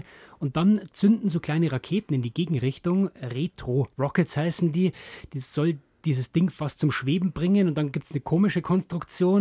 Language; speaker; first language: German; native; German